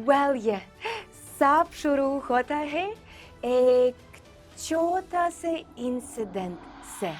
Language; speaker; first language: Hindi; non-native, learner; Russian